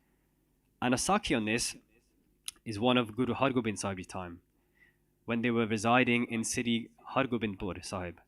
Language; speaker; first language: English; non-native, local second language; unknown